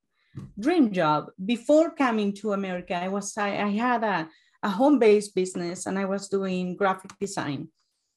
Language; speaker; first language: English; non-native, fluent; Spanish